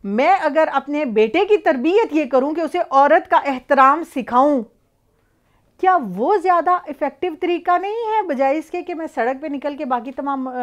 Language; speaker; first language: Urdu; native; Urdu